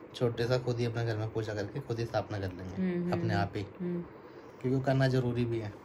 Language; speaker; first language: Hindi; native; Hindi